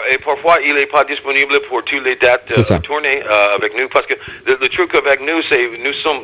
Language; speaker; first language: French; non-native, learner; English